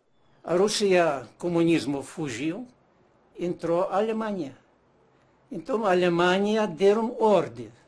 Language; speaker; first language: Portuguese; non-native, learner; Ukrainian